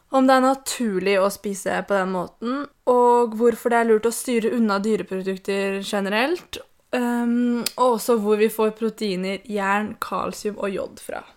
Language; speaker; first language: Norwegian; native; Norwegian